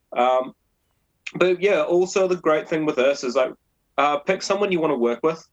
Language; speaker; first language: English; native; English